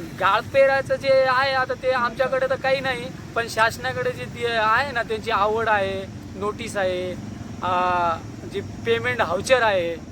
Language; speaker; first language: Marathi; non-native, local second language; Lambadi